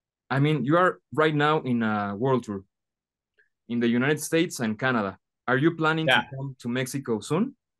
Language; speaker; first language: English; non-native, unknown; Spanish